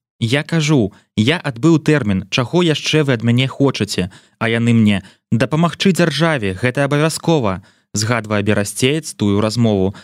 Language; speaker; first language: Belarusian; native; Belarusian